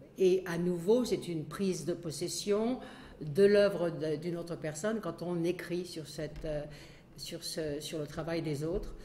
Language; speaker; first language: French; native; French